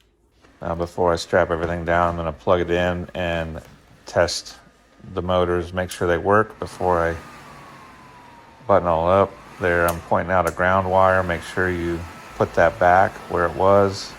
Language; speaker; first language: English; native; English